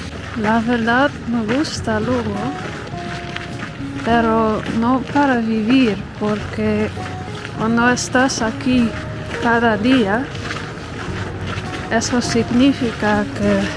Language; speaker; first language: Spanish; non-native, fluent; Dutch